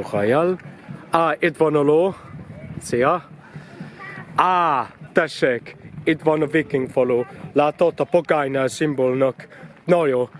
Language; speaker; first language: Hungarian; non-native, learner; English